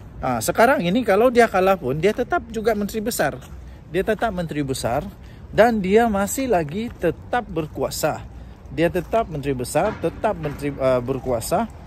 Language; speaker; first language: Malay; native; Malay